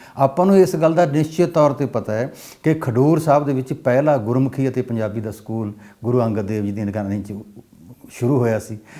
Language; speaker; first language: Punjabi; non-native, local second language; Haryanvi